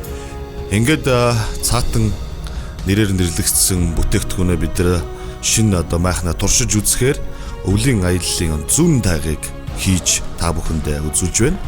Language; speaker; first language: Mongolian; native; Mongolian